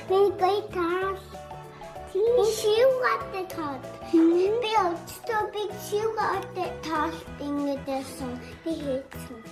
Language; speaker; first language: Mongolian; early bilingual, heritage; Mongolian